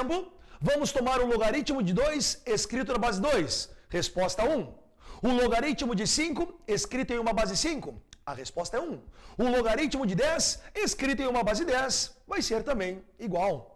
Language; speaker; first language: Portuguese; native; Portuguese